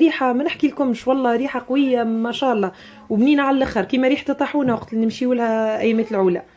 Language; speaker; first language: Arabic; native; Arabic